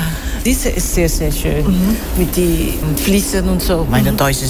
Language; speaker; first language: German; non-native, learner; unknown